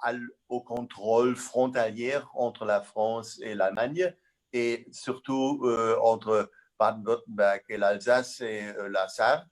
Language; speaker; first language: French; non-native, fluent; German